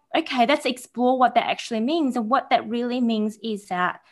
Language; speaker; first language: English; early bilingual, other home language; Chinese